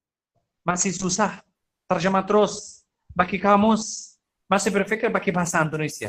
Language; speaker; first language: Indonesian; non-native, fluent; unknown